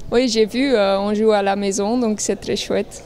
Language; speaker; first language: French; non-native, local second language; Dutch